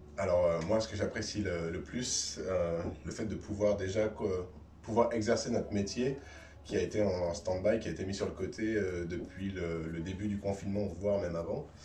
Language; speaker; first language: French; native; French